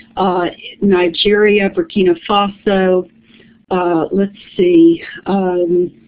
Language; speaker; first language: English; native; English